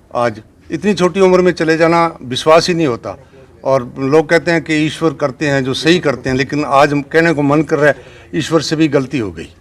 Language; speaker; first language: Hindi; native; Hindi